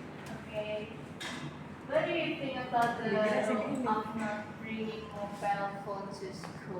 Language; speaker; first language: English; non-native, learner; Indonesian